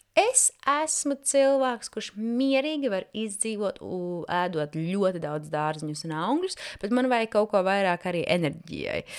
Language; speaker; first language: Latvian; native; Latvian